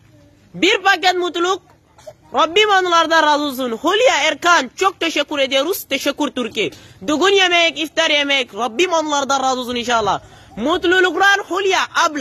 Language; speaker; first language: Turkish; non-native, learner; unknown